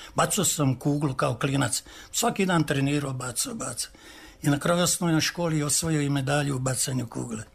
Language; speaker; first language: Serbian; native; Serbian